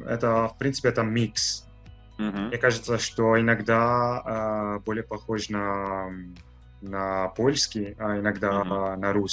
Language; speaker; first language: Russian; non-native, fluent; Italian